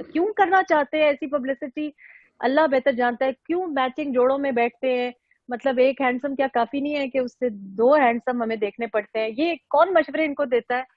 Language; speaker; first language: Urdu; non-native, local second language; Pashto